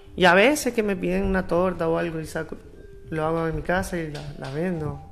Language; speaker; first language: Spanish; native; Spanish